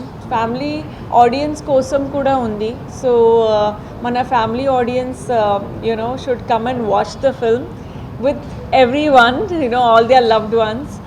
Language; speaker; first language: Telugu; non-native, learner; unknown